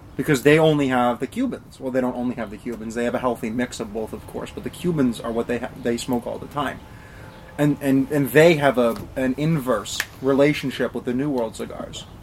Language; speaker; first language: English; native; English